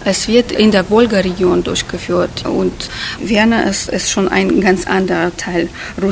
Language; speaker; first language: German; non-native, fluent; Russian